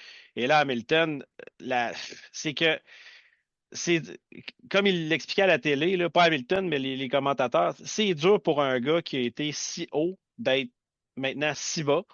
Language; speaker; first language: French; native; French